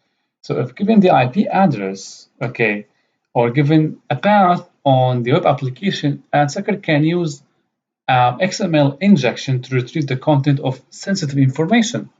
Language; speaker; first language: English; non-native, fluent; Arabic